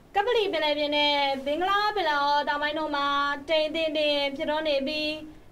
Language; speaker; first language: Burmese; native; Burmese